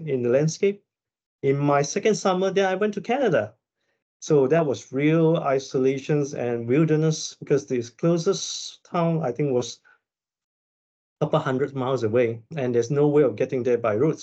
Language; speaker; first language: English; non-native, local second language; Chinese